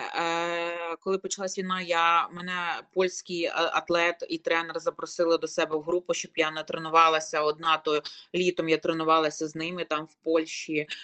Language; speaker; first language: Ukrainian; native; Ukrainian